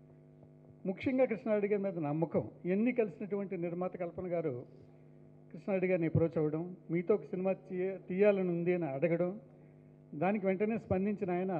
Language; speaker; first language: Telugu; native; Telugu